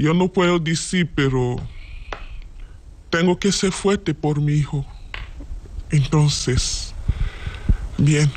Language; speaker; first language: Spanish; non-native, learner; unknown